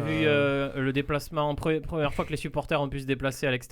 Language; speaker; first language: French; native; French